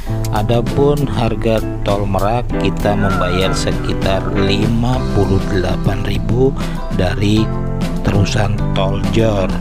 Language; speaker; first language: Indonesian; native; Indonesian